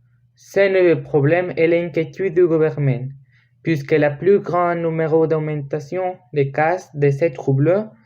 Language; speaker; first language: French; non-native, learner; Spanish